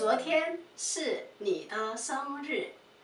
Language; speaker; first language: Chinese; non-native, fluent; Korean